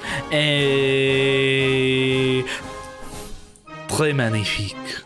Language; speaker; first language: French; non-native, learner; English